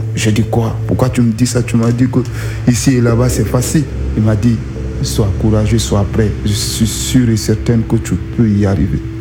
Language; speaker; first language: French; non-native, local second language; Susu